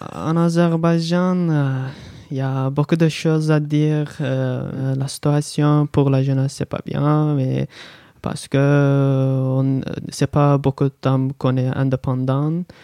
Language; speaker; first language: French; non-native, learner; Azerbaijani